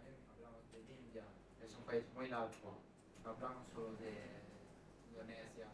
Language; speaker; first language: Spanish; non-native, fluent; Italian